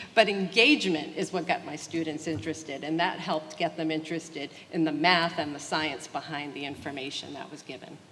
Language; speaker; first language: English; early bilingual, other home language; Portuguese